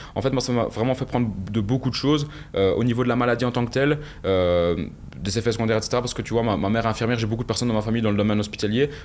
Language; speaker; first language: French; native; French